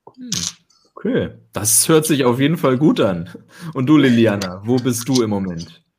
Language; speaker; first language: German; native; German